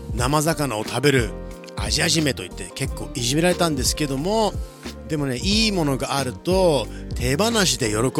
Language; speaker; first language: Japanese; early bilingual, heritage; Japanese